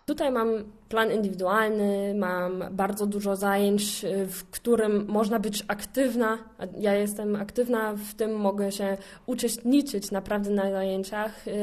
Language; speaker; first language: Polish; non-native, fluent; German